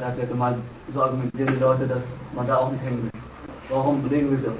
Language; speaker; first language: German; non-native, learner; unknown